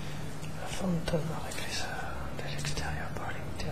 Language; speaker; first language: Spanish; non-native, learner; French